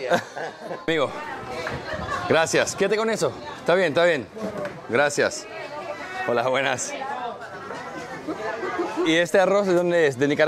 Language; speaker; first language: Spanish; early bilingual, heritage; Spanish